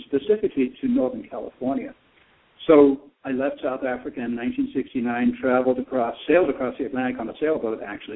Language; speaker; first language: English; native; English